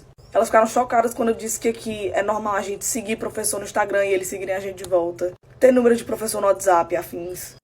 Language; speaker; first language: Portuguese; native; Portuguese